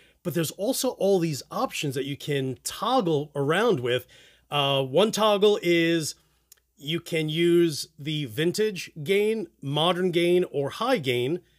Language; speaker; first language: English; early bilingual, other home language; Spanish